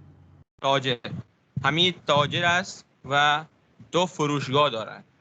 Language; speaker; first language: Persian; non-native, learner; Urdu